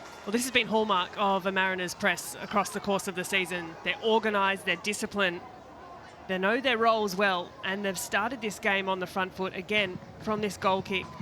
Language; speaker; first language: English; native; English